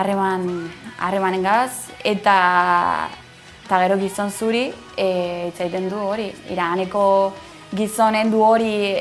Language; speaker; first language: Basque; non-native, local second language; Spanish